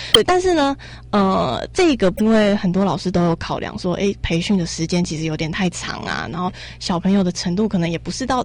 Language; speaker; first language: Chinese; native; Chinese